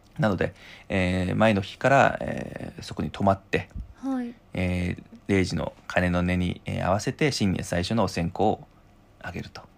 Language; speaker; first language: Japanese; non-native, fluent; Chinese